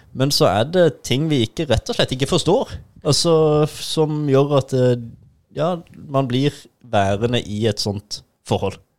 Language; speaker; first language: Norwegian; native; Norwegian